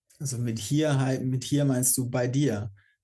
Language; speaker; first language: German; native; German